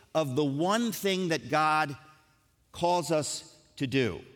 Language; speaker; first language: English; native; English